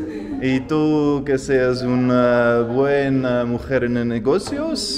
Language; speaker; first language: Spanish; non-native, learner; Dutch